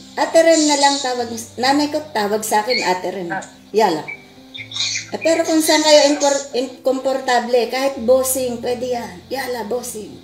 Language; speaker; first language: Filipino; native; Filipino